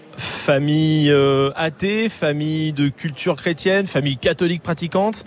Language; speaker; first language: French; native; French